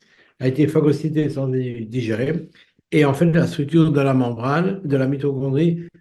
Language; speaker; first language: French; native; French